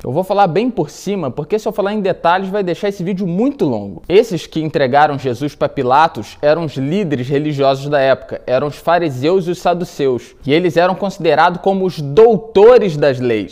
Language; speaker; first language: Portuguese; native; Portuguese